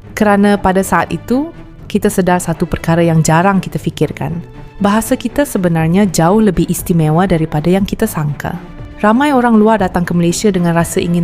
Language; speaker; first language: Malay; native; Malay